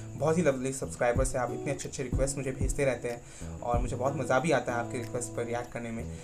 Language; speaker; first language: Hindi; non-native, local second language; Bangla